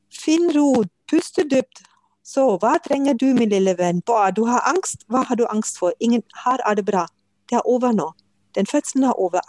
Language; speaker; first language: Norwegian; non-native, fluent; German